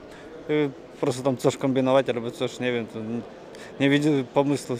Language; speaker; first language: Polish; non-native, learner; Russian